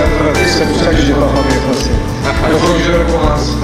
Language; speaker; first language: French; non-native, learner; Italian